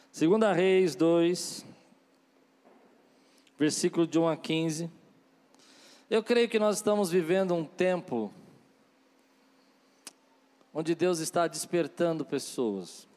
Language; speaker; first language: Portuguese; native; Portuguese